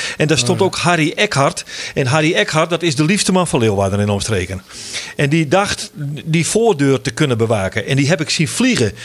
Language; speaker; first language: Dutch; non-native, local second language; Western Frisian